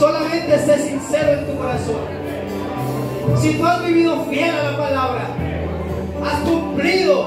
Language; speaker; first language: Spanish; native; Spanish